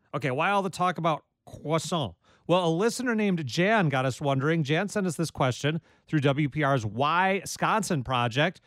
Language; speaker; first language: English; native; English